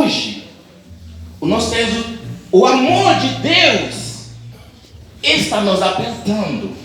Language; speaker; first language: Portuguese; non-native, learner; Haitian Creole